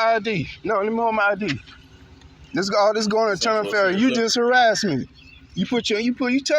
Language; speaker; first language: English; native; English